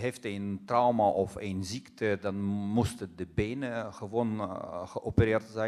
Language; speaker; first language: Dutch; non-native, fluent; Russian